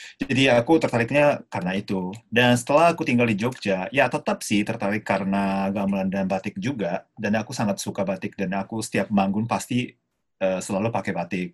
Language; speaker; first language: Indonesian; non-native, fluent; Japanese